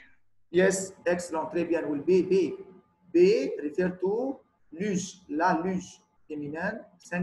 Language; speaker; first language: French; non-native, fluent; Arabic